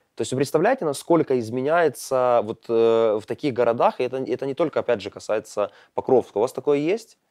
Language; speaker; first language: Russian; native; Russian